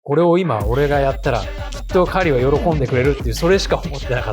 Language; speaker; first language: Japanese; native; Japanese